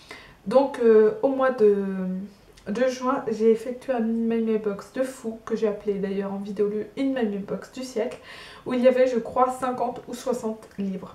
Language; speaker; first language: French; native; French